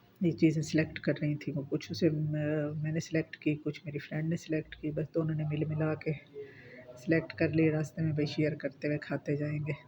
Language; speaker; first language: Urdu; non-native, local second language; Saraiki